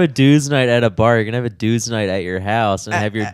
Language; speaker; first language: English; native; English